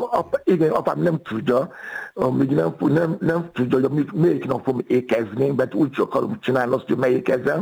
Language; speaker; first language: Hungarian; non-native, fluent; Yoruba